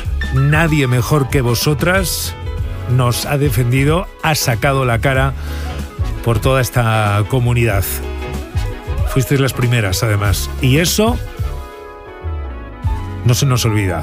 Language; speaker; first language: Spanish; native; Spanish